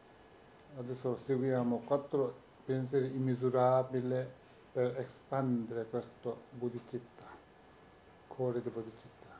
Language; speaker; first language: Italian; non-native, learner; Tibetan